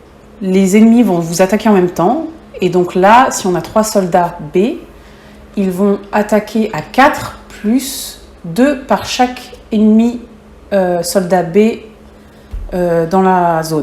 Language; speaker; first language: French; native; French